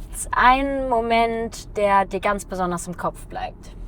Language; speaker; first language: German; native; German